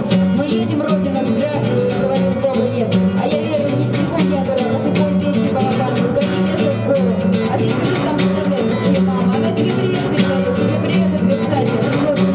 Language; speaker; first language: Russian; native; Russian